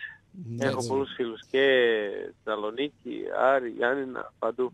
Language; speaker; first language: Greek; non-native, fluent; Serbian